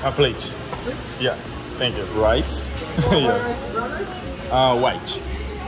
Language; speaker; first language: English; non-native, learner; Portuguese